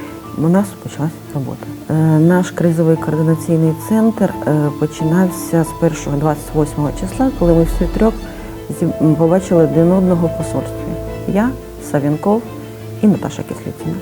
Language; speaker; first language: Ukrainian; native; Ukrainian